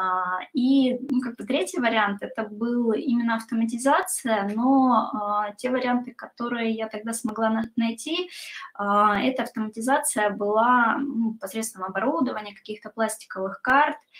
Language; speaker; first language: Russian; native; Russian